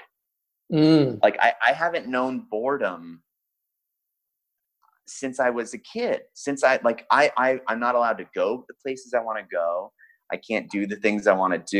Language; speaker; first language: English; native; English